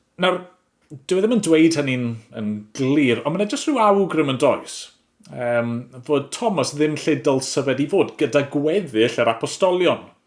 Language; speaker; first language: Welsh; native; Welsh